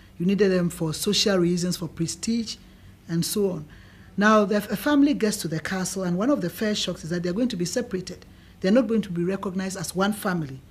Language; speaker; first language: English; non-native, local second language; Akan